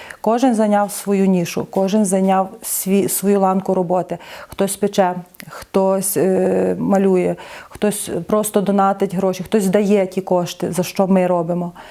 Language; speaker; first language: Ukrainian; native; Ukrainian